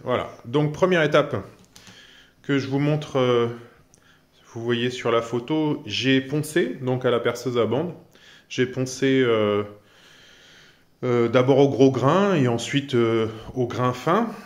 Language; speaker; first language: French; native; French